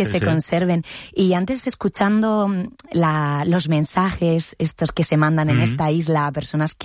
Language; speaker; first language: Spanish; native; Spanish